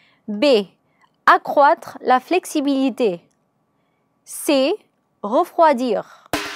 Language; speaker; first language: French; non-native, learner; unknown